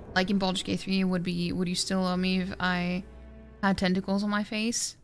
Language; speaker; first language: English; non-native, fluent; Norwegian